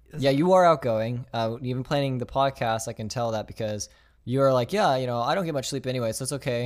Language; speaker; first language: English; native; English